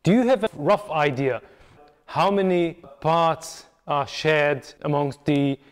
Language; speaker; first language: English; non-native, fluent; Hungarian